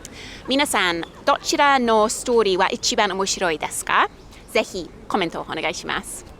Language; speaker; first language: Japanese; non-native, learner; English